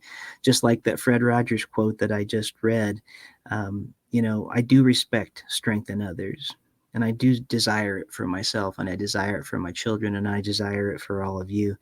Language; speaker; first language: English; native; English